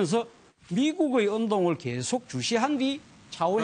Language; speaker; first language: Korean; native; Korean